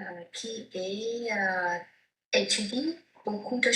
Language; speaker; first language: French; non-native, learner; Vietnamese